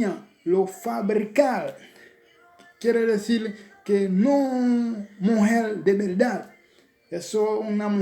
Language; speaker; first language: Spanish; non-native, learner; Haitian Creole